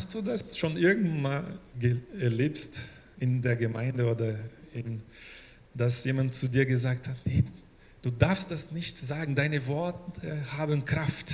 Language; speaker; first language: German; non-native, fluent; Portuguese